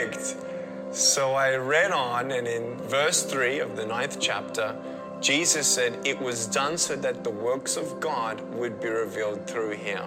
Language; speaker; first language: English; native; English